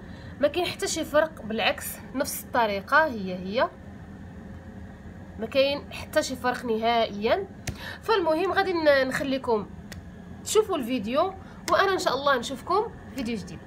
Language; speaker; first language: Arabic; native; Arabic